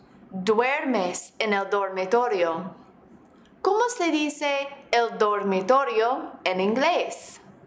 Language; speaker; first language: Spanish; non-native, fluent; English